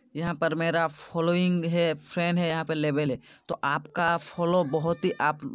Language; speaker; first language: Hindi; non-native, local second language; Odia